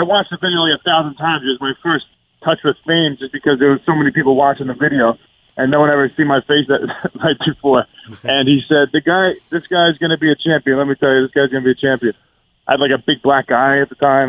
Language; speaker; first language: English; native; English